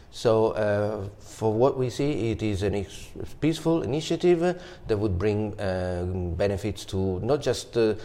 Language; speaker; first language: English; non-native, fluent; Italian